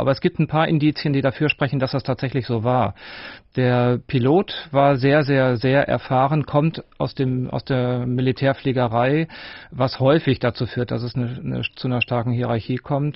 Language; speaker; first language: German; native; German